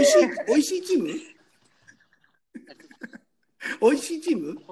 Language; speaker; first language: Japanese; native; Japanese